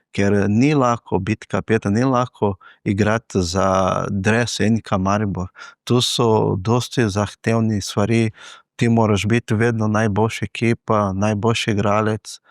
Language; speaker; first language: Slovenian; non-native, fluent; Portuguese